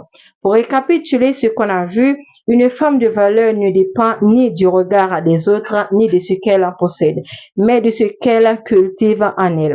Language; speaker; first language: French; non-native, local second language; Haitian Creole